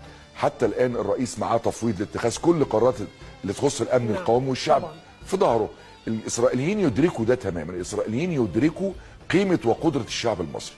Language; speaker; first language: Arabic; native; Arabic